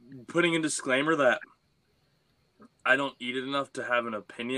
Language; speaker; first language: English; native; English